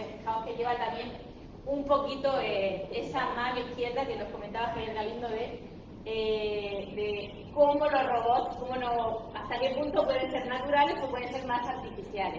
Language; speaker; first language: Spanish; native; Spanish